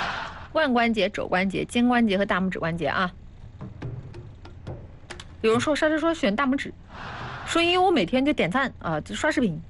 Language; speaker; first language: Chinese; native; Chinese